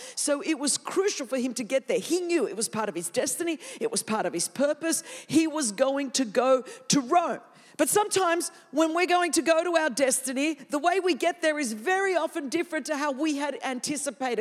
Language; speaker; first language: English; non-native, fluent; Greek